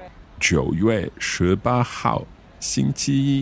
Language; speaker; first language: Chinese; non-native, learner; English